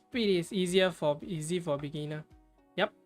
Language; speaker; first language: English; non-native, fluent; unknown